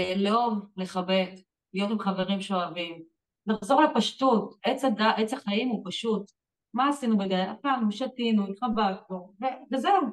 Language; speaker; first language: Hebrew; native; Hebrew